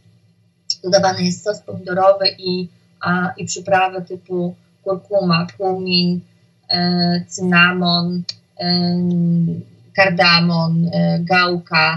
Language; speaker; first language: Polish; native; Polish